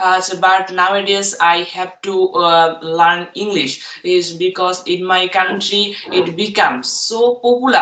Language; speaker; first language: English; non-native, learner; Bangla